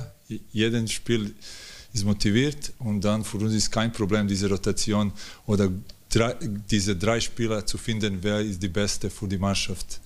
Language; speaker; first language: German; non-native, learner; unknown